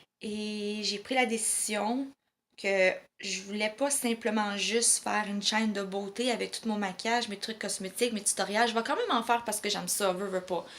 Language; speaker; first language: French; native; French